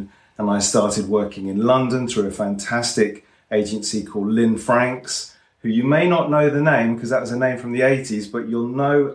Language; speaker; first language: English; native; English